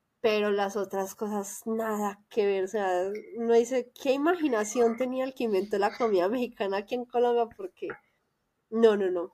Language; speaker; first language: Spanish; native; Spanish